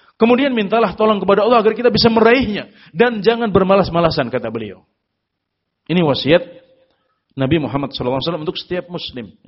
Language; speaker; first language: Indonesian; native; Indonesian